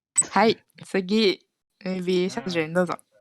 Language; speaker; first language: Japanese; non-native, fluent; Malay